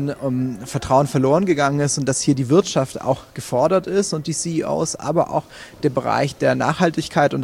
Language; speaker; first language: German; native; German